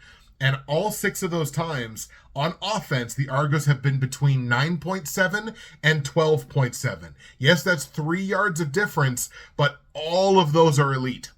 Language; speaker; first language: English; native; English